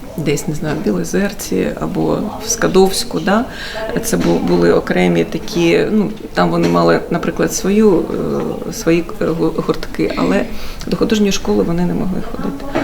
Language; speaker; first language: Ukrainian; native; Ukrainian